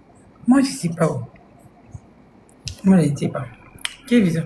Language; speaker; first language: French; non-native, local second language; Lingala